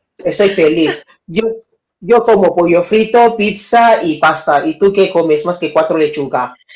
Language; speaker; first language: Spanish; non-native, fluent; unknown